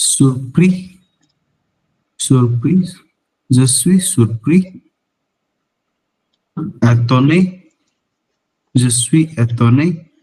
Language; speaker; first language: French; non-native, learner; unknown